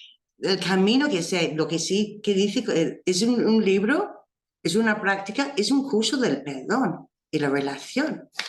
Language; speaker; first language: Spanish; non-native, fluent; English